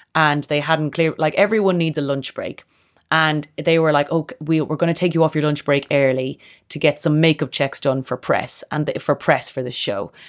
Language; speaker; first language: English; native; English